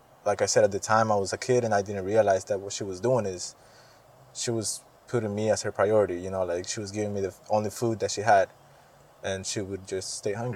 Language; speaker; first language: English; non-native, fluent; Spanish